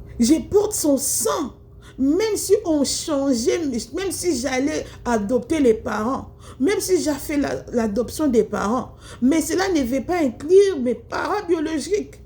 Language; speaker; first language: French; non-native, local second language; Lingala